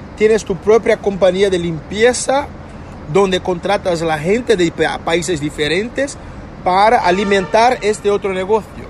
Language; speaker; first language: Spanish; non-native, fluent; Portuguese